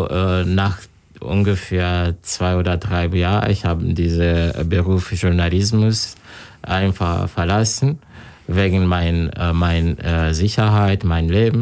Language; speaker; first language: German; non-native, learner; Kinyarwanda